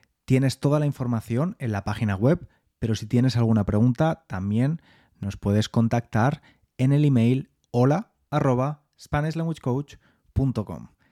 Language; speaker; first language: Spanish; native; Spanish